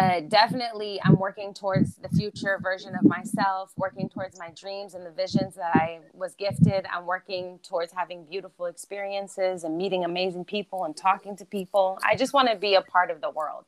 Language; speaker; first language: English; non-native, fluent; German